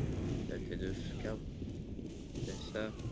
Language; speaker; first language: French; native; French